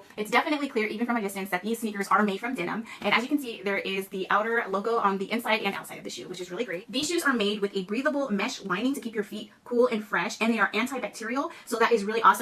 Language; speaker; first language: English; native; English